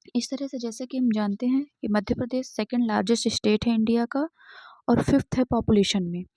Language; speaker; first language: Hindi; native; Hindi